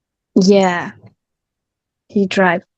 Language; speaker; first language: English; non-native, learner; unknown